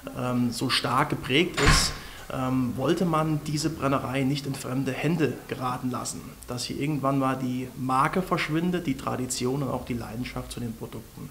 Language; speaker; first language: German; native; German